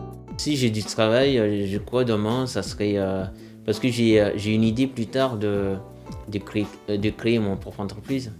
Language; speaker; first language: French; non-native, local second language; Comorian